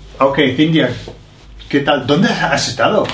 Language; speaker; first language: Spanish; non-native, fluent; English